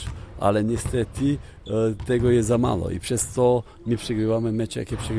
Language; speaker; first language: Polish; non-native, fluent; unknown